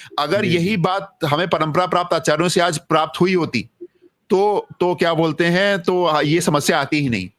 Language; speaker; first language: Hindi; native; Hindi